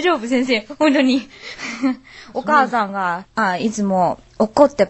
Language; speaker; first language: Japanese; non-native, learner; Chinese